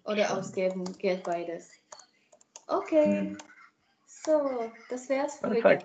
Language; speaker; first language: German; non-native, fluent; Czech